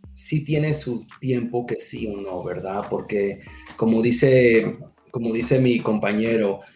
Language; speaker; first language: Spanish; early bilingual, heritage; Spanish